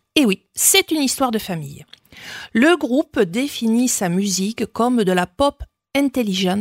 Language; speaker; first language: French; native; French